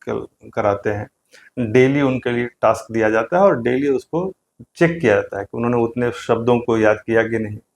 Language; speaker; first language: Hindi; native; Hindi